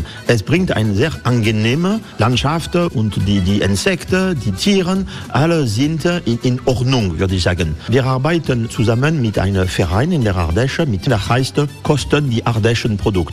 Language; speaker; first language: German; non-native, learner; French